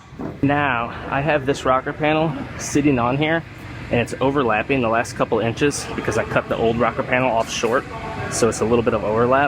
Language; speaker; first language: English; native; English